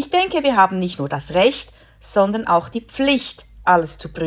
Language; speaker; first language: German; native; German